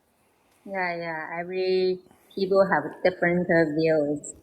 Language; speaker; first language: English; non-native, learner; Chinese